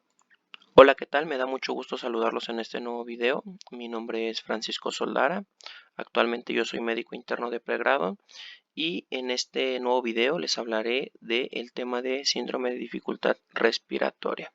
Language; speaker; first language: Spanish; native; Spanish